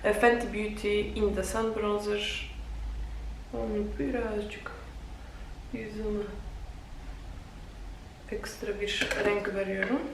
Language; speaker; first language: Turkish; non-native, fluent; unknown